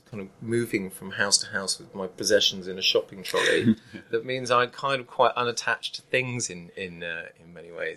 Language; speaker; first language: English; native; English